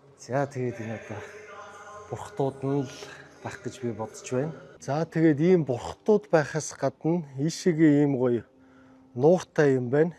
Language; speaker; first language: Mongolian; native; Mongolian